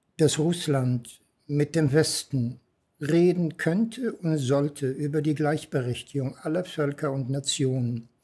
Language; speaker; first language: German; native; German